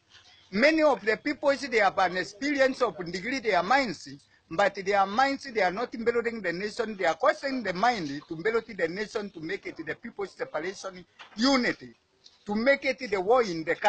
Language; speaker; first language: English; non-native, learner; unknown